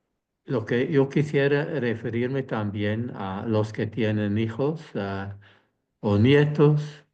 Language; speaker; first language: Spanish; non-native, fluent; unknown